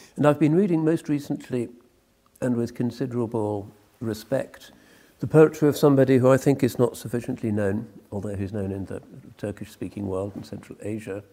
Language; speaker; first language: English; native; English